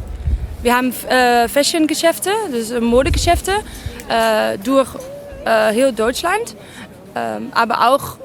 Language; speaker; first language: German; non-native, learner; Dutch